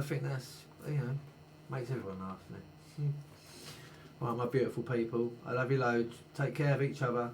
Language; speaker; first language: English; native; English